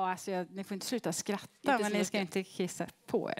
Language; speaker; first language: Swedish; native; Swedish